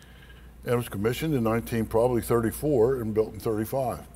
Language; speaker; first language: English; native; English